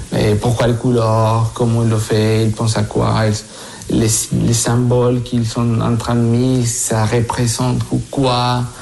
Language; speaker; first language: French; non-native, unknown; Spanish